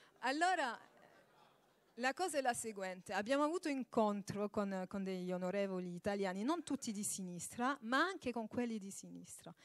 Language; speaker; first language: Italian; early bilingual, heritage; Italian